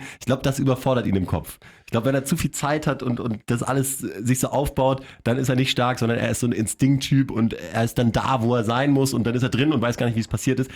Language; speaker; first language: German; native; German